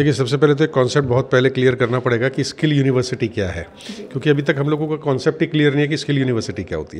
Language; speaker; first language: Hindi; native; Hindi